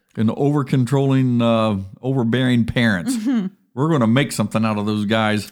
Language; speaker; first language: English; native; English